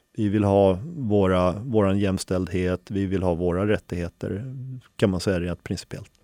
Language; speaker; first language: Swedish; early bilingual, other home language; Finnish